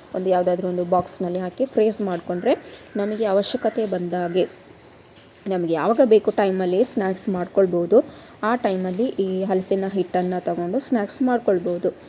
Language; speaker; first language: Kannada; non-native, local second language; Kodava